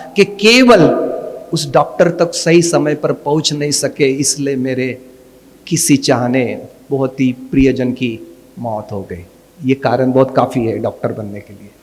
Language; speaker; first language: Hindi; non-native, local second language; Marathi